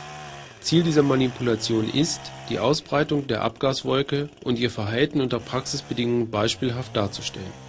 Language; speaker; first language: German; native; German